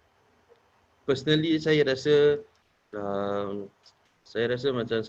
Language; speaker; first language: Malay; native; Malay